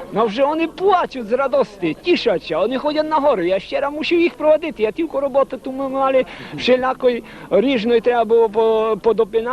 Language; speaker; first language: Polish; non-native, local second language; Rusyn